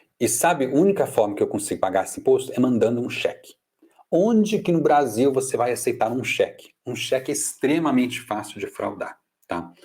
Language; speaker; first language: Portuguese; non-native, fluent; English